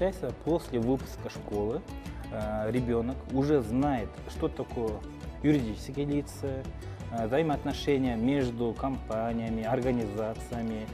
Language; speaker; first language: Russian; non-native, local second language; Kyrgyz